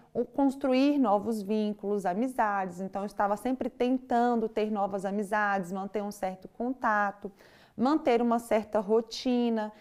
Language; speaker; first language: Portuguese; native; Portuguese